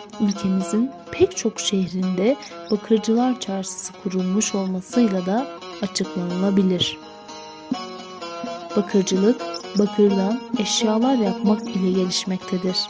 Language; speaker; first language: Turkish; native; Turkish